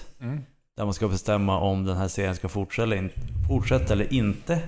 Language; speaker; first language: Swedish; native; Swedish